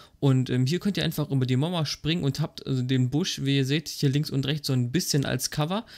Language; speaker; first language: German; native; German